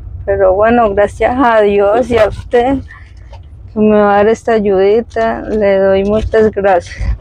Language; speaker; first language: Spanish; native; Spanish